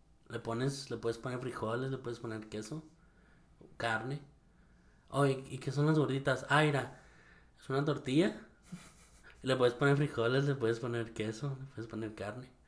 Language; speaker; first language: Spanish; early bilingual, heritage; Spanish